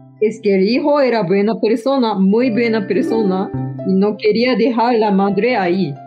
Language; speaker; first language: Spanish; non-native, fluent; Japanese